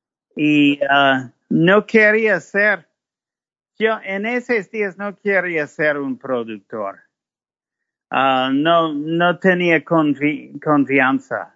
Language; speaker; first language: Spanish; non-native, fluent; English